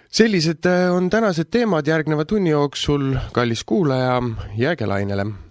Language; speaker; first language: Estonian; native; Estonian